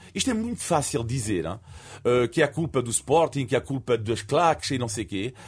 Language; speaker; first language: Portuguese; non-native, fluent; French